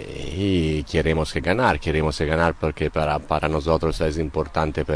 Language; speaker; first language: Spanish; non-native, learner; Italian